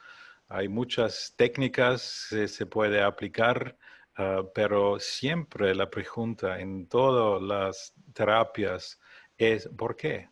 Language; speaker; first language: Spanish; non-native, learner; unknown